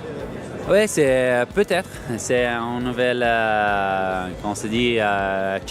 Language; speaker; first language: French; non-native, fluent; Italian